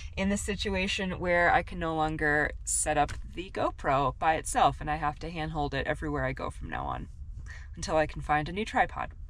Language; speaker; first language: English; native; English